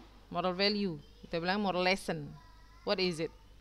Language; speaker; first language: English; non-native, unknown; Indonesian